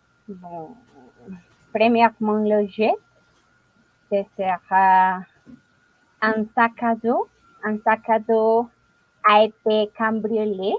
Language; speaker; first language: French; non-native, learner; Spanish